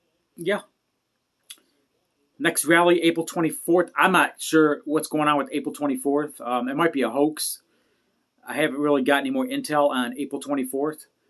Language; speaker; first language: English; native; English